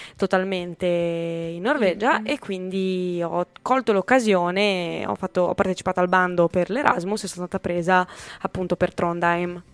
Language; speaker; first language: Italian; native; Italian